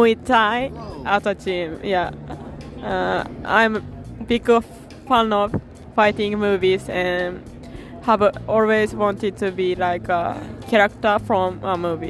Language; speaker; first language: English; non-native, learner; Japanese